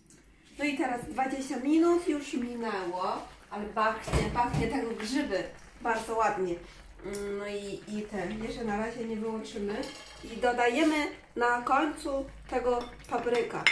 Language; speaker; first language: Polish; non-native, learner; Chinese